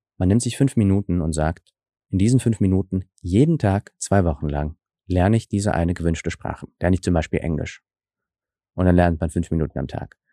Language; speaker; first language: German; early bilingual, other home language; Russian